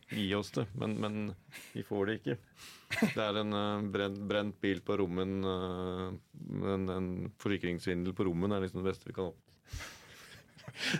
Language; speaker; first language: Norwegian; native; Norwegian